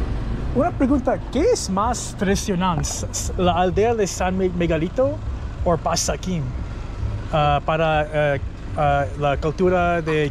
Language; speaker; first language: Spanish; non-native, learner; English